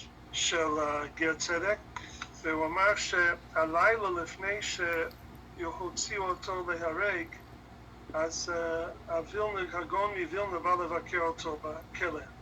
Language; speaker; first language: Hebrew; non-native, fluent; English